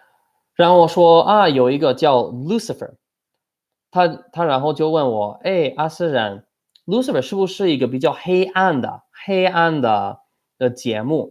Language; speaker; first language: Chinese; non-native, learner; English